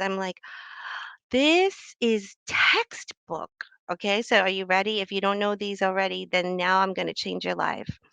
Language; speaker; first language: English; native; English